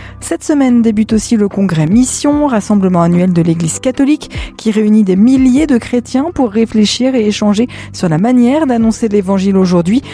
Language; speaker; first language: French; native; French